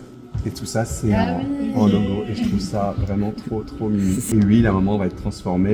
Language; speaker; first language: French; native; French